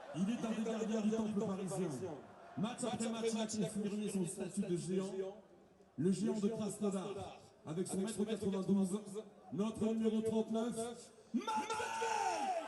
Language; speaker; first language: French; native; French